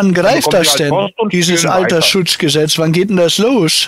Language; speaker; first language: German; native; German